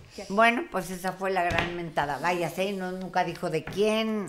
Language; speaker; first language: Spanish; native; Spanish